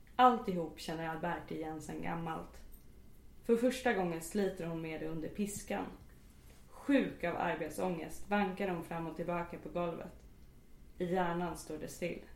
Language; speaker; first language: Swedish; native; Swedish